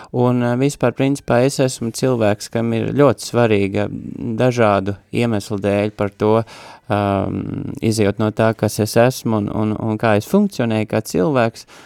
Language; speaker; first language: Latvian; native; Latvian